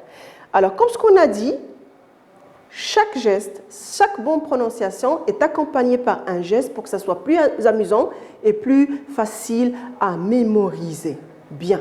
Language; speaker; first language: French; non-native, local second language; Arabic